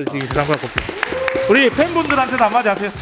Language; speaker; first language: Korean; native; Korean